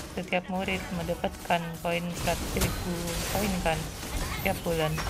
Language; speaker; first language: Indonesian; native; Indonesian